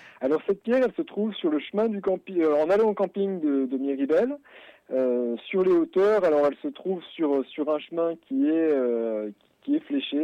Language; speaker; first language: French; native; French